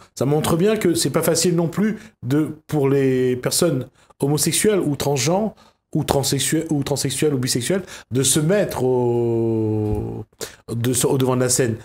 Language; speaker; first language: French; native; French